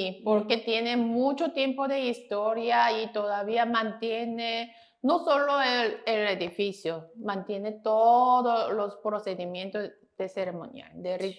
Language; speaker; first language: Spanish; non-native, fluent; Korean